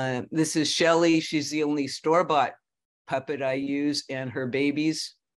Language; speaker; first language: English; native; English